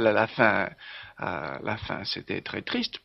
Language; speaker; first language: French; non-native, learner; English